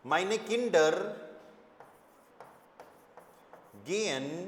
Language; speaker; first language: German; non-native, fluent; Hindi